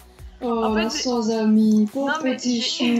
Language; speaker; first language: French; native; French